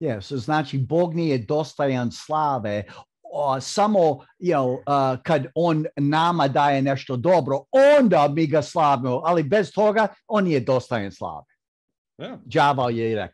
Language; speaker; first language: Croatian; early bilingual, heritage; Croatian